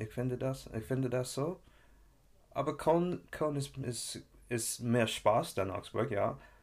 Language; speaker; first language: German; non-native, learner; English